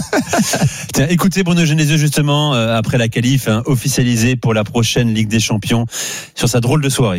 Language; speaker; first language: French; native; French